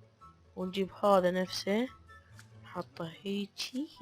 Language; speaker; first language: Arabic; native; Arabic